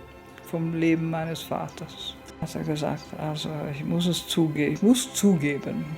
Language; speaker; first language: German; early bilingual, heritage; German